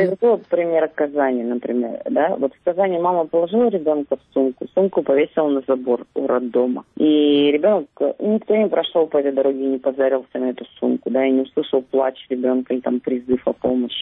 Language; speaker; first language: Russian; native; Russian